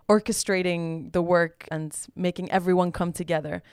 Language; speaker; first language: English; non-native, fluent; Spanish